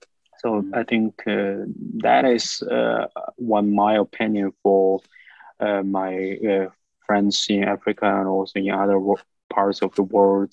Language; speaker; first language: English; non-native, fluent; Chinese